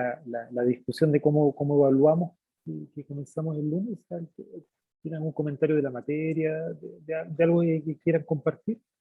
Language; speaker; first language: Spanish; native; Spanish